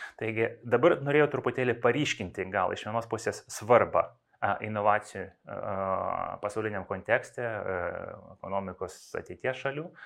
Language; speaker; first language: Lithuanian; non-native, local second language; Russian